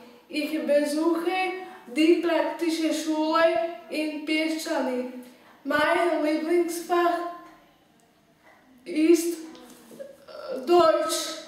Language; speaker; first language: German; non-native, learner; Slovak